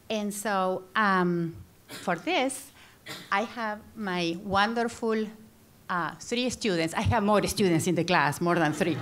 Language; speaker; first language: English; non-native, fluent; Spanish